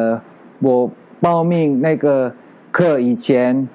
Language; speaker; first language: Chinese; non-native, learner; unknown